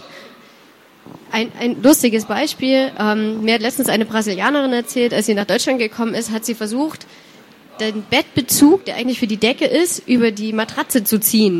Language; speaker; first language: German; native; German